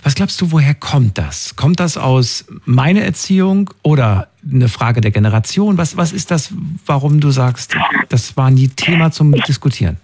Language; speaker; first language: German; native; German